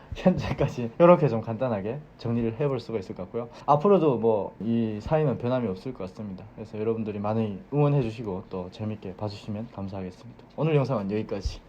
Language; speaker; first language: Korean; native; Korean